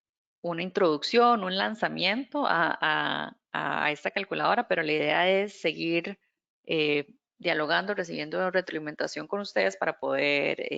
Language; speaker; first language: Spanish; native; Spanish